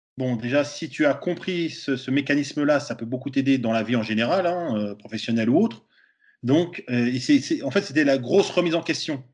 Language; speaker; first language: French; native; French